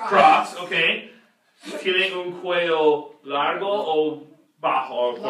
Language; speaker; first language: Spanish; non-native, fluent; English